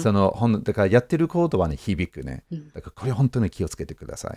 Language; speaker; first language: Japanese; non-native, fluent; English